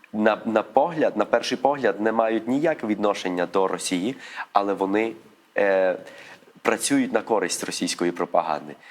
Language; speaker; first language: Ukrainian; early bilingual, other home language; Spanish